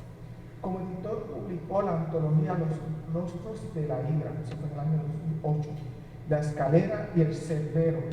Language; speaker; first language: Spanish; native; Spanish